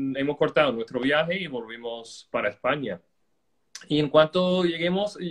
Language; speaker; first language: Spanish; non-native, fluent; English